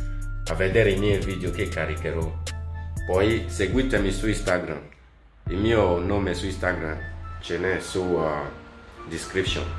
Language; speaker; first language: Italian; non-native, fluent; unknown